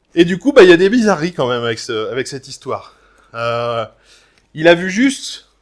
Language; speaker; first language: French; native; French